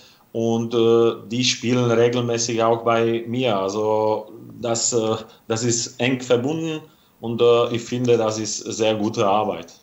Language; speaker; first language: German; non-native, fluent; Slovak